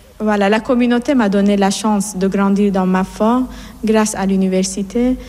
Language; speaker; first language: French; non-native, fluent; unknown